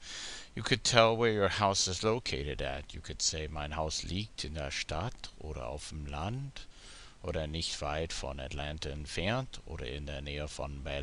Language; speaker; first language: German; non-native, fluent; English